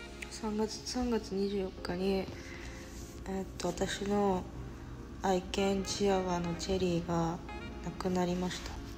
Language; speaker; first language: Japanese; early bilingual, heritage; Japanese